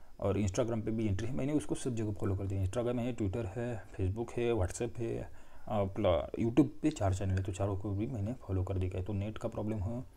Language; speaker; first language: Hindi; non-native, local second language; Marathi